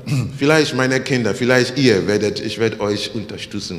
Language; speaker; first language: German; non-native, learner; English